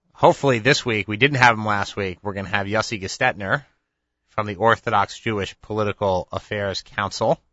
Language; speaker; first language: English; native; English